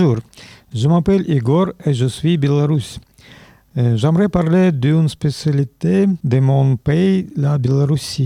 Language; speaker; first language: French; non-native, learner; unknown